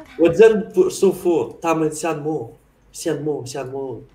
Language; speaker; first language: Chinese; non-native, learner; Russian